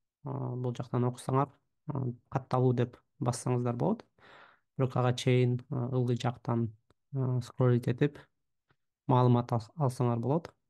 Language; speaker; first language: Kyrgyz; native; Kyrgyz